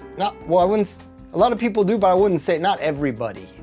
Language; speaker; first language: English; native; English